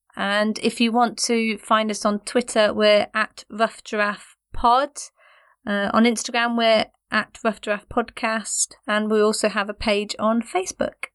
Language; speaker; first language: English; native; English